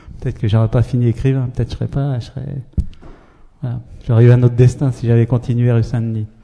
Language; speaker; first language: French; early bilingual, other home language; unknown